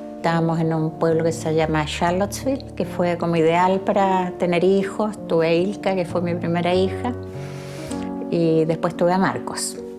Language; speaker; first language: Spanish; native; Spanish